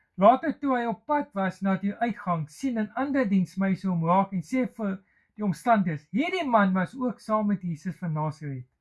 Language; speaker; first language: Afrikaans; native; Afrikaans